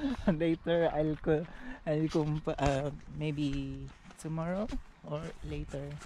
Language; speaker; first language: English; non-native, learner; Filipino